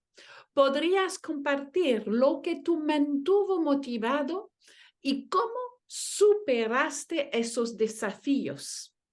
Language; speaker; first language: Spanish; non-native, learner; French